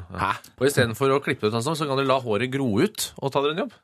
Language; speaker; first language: Norwegian; native; Norwegian